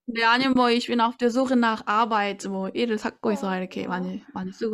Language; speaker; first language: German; non-native, fluent; Korean